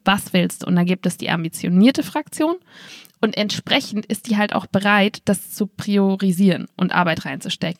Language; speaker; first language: German; native; German